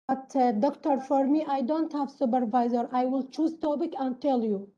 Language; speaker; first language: English; non-native, local second language; Malay